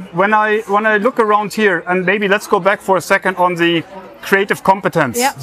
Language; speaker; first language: English; non-native, fluent; German